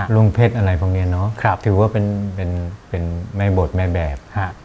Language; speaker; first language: Thai; native; Thai